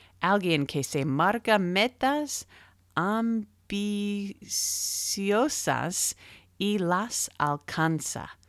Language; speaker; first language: Spanish; non-native, learner; English